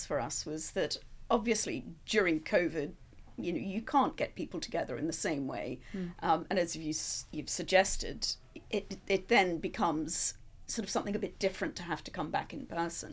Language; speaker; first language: English; native; English